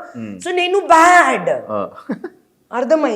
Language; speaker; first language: Telugu; non-native, local second language; Hindi